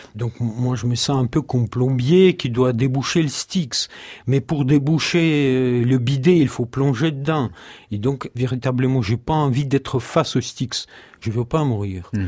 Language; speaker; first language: French; non-native, fluent; Russian